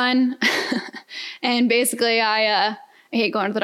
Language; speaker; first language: English; native; English